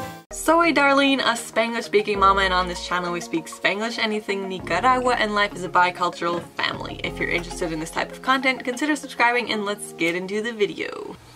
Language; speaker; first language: English; native; English